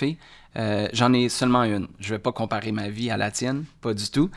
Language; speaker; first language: French; native; French